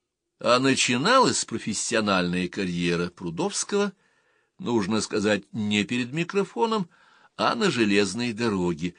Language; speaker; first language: Russian; native; Russian